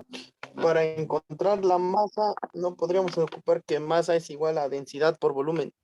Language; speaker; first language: Spanish; native; Spanish